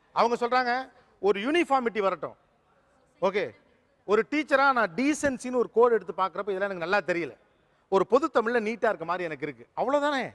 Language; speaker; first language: Tamil; native; Tamil